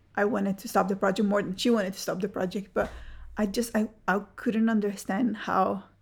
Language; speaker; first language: English; early bilingual, other home language; Spanish